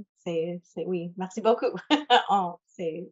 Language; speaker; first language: French; non-native, local second language; English